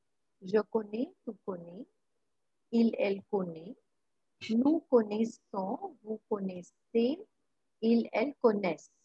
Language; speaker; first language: French; non-native, fluent; Marathi